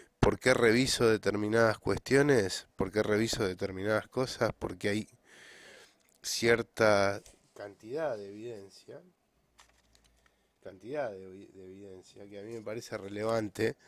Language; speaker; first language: Spanish; native; Spanish